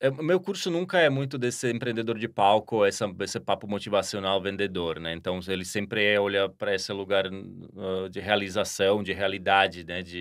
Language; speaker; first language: Portuguese; non-native, fluent; Slovak